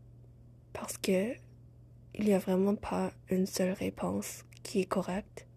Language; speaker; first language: French; non-native, learner; English